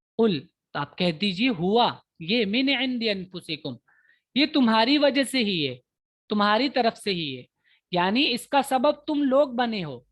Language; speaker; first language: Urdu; native; Urdu